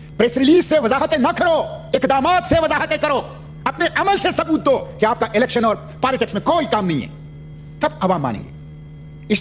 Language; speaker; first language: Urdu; non-native, local second language; Pashto